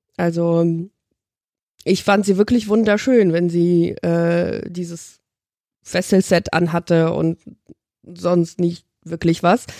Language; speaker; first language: German; early bilingual, other home language; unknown